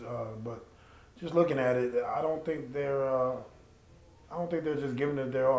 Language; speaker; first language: English; native; English